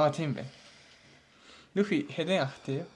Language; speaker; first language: Mongolian; non-native, learner; Japanese